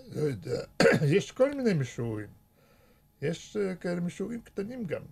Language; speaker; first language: Hebrew; early bilingual, other home language; Russian